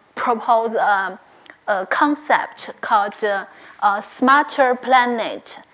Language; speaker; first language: English; non-native, learner; Chinese